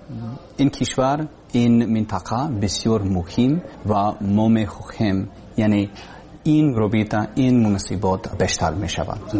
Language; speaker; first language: Persian; non-native, learner; English